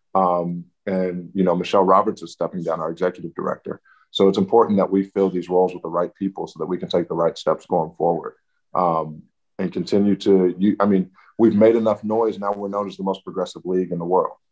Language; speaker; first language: English; native; English